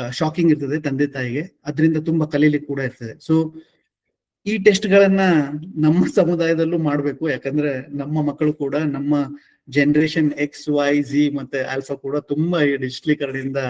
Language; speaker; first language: Kannada; non-native, local second language; Marathi